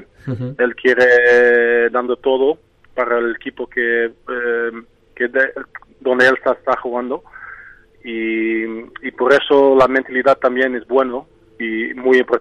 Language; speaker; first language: Spanish; non-native, fluent; Dutch